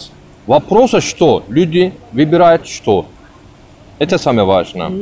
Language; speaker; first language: Russian; non-native, learner; Turkish